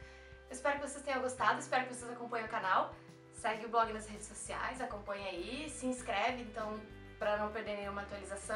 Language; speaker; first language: Portuguese; native; Portuguese